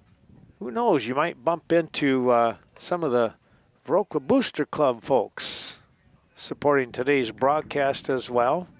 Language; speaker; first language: English; native; English